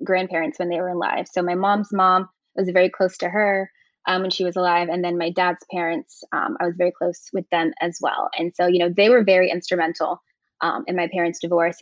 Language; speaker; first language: English; native; English